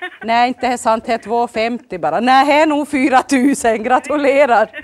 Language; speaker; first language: Swedish; native; Swedish